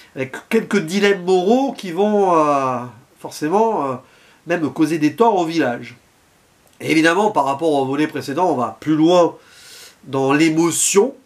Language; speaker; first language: French; native; French